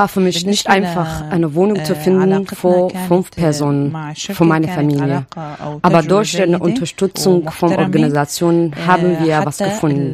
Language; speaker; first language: German; non-native, learner; Arabic